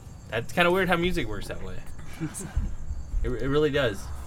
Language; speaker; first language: English; early bilingual, other home language; Spanish